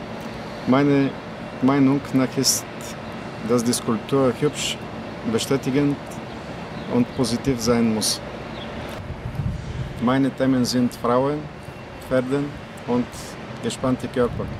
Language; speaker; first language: German; non-native, fluent; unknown